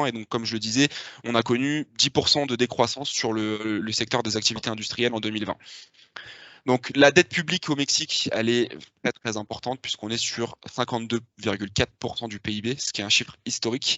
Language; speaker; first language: French; native; French